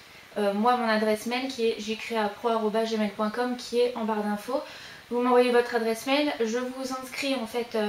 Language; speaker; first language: French; native; French